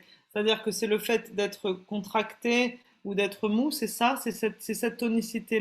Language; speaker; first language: French; native; French